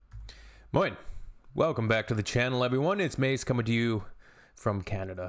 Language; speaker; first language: English; native; English